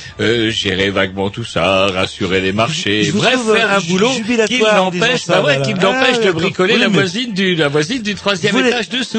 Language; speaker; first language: French; native; French